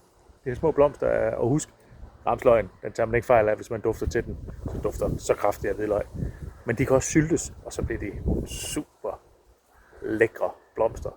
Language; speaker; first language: Danish; native; Danish